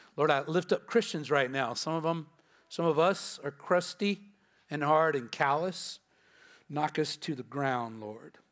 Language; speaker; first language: English; native; English